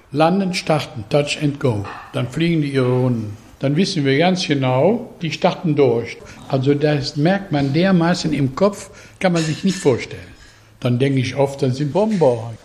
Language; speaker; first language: German; native; German